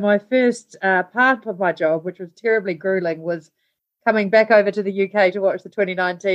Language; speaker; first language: English; native; English